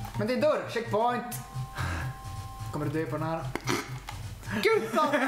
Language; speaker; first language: Swedish; native; Swedish